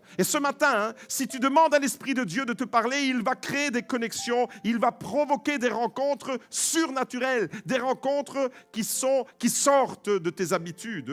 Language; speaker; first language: French; native; French